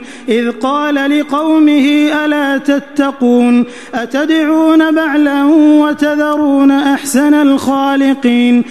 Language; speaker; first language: Arabic; native; Arabic